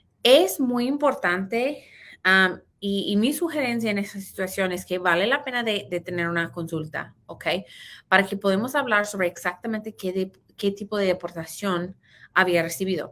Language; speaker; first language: Spanish; early bilingual, heritage; Spanish